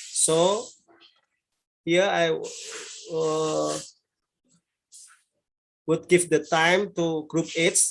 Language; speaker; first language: English; non-native, learner; Indonesian